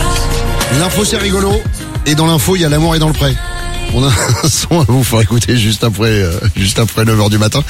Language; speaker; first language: French; native; French